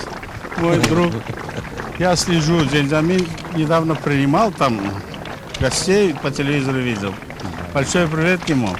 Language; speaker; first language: Russian; non-native, local second language; Turkmen